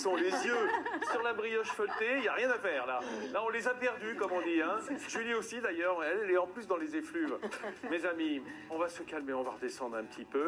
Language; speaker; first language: French; native; French